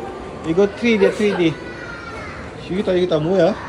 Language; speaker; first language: Korean; non-native, learner; Filipino